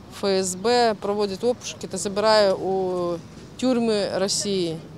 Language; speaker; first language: Ukrainian; non-native, local second language; Crimean Tatar